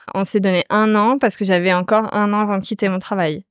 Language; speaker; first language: French; native; French